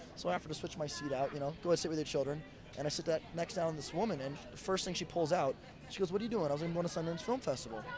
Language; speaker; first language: English; native; English